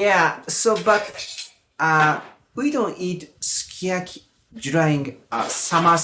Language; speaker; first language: English; non-native, learner; Japanese